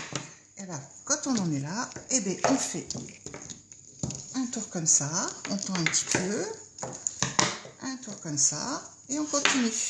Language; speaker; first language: French; native; French